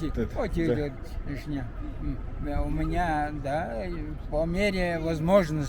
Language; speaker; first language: Russian; non-native, fluent; Mongolian